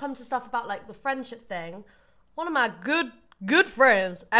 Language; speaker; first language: English; native; English